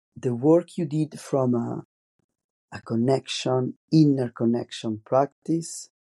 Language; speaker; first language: English; non-native, fluent; Italian